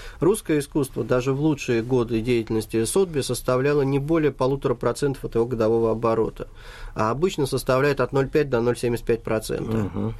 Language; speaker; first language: Russian; native; Russian